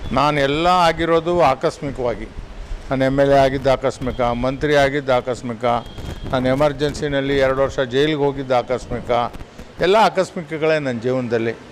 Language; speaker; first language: Kannada; non-native, local second language; Marathi